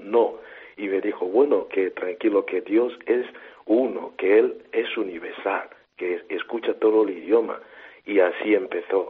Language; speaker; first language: Spanish; non-native, fluent; Igbo